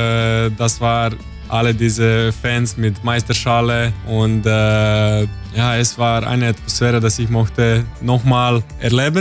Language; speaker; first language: German; non-native, learner; Croatian